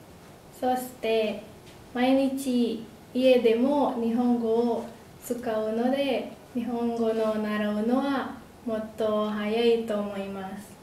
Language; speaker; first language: Japanese; non-native, learner; Indonesian